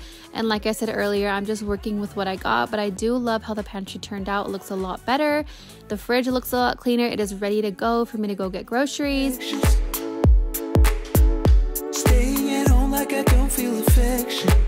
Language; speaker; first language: English; native; English